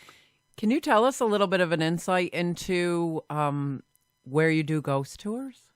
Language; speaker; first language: English; native; English